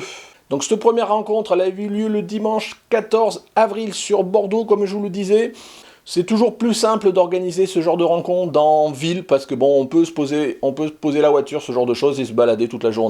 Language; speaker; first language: French; native; French